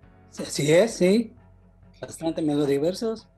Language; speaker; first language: Spanish; non-native, fluent; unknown